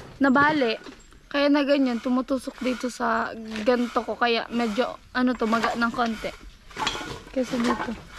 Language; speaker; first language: Filipino; non-native, local second language; Bikol